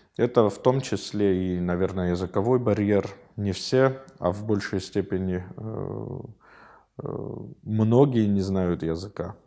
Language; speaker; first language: Russian; non-native, local second language; Abkhazian